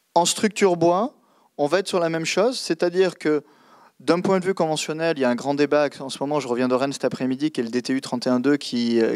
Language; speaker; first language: French; native; French